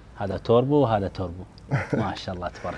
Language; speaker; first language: Arabic; native; Arabic